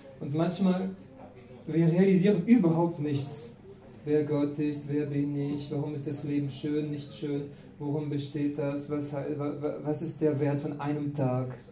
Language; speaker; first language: German; non-native, fluent; French